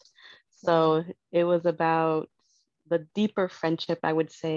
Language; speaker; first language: English; early bilingual, other home language; Spanish